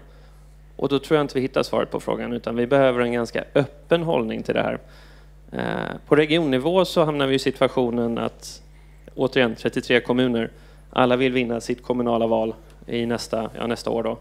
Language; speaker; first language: Swedish; native; Swedish